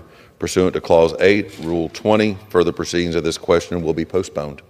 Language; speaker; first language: English; native; English